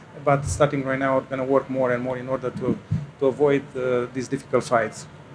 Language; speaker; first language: English; non-native, fluent; Romanian